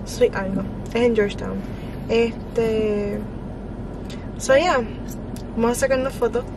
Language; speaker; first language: Spanish; early bilingual, heritage; Spanish